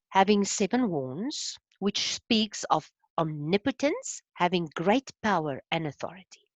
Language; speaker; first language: English; non-native, local second language; Afrikaans